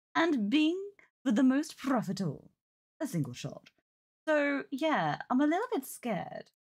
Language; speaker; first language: English; native; English